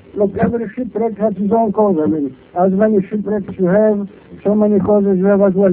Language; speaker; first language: English; non-native, fluent; Greek